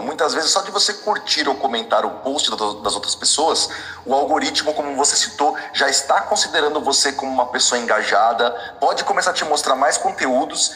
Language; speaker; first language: Portuguese; native; Portuguese